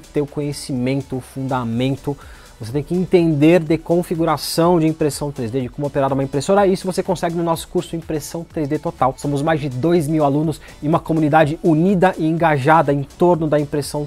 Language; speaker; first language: Portuguese; native; Portuguese